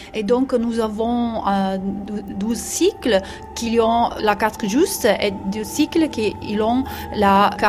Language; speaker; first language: French; non-native, learner; Italian